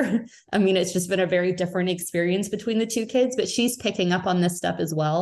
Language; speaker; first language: English; native; English